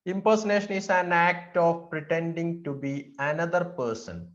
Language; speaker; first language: English; non-native, local second language; Malayalam